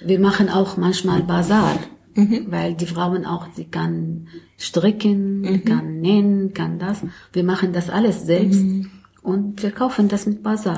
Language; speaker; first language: German; non-native, learner; Arabic